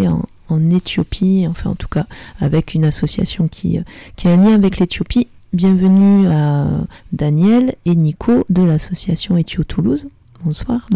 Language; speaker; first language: French; native; French